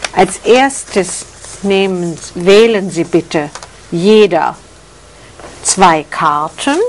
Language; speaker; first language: German; native; German